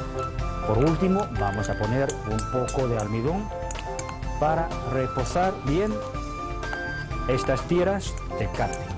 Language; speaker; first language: Spanish; non-native, fluent; Chinese